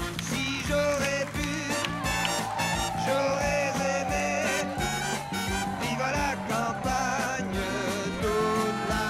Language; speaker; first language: French; native; French